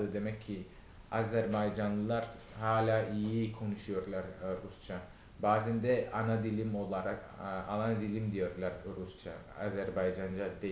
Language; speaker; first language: Turkish; non-native, fluent; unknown